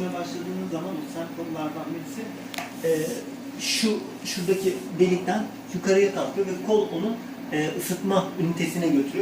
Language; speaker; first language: Turkish; native; Turkish